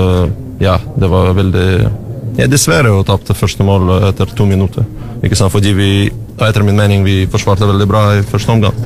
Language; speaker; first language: Norwegian; non-native, learner; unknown